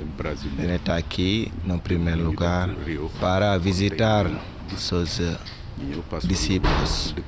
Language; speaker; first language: Portuguese; non-native, fluent; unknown